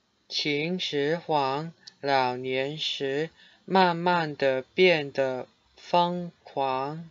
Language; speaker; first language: Chinese; non-native, learner; English